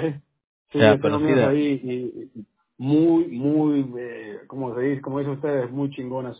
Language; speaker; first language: Spanish; native; Spanish